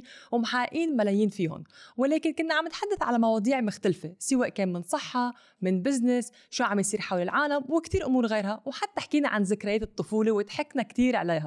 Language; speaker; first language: Arabic; native; Arabic